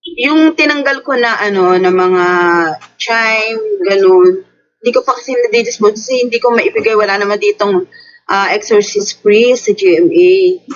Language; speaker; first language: Filipino; native; Filipino